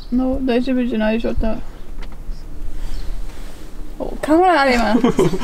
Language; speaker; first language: Japanese; non-native, learner; English